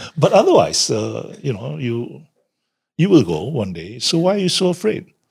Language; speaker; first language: English; non-native, local second language; Malay